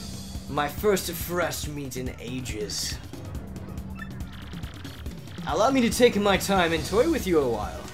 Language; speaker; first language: English; native; English